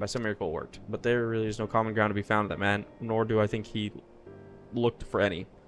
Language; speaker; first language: English; native; English